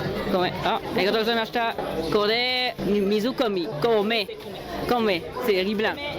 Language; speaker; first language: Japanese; non-native, learner; French